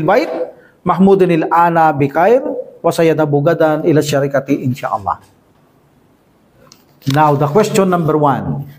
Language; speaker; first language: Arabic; non-native, fluent; Filipino